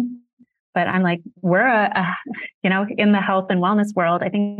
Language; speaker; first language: English; native; English